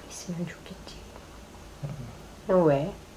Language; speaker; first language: Korean; non-native, fluent; Russian